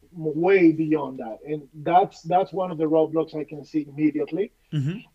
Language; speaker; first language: English; non-native, fluent; Spanish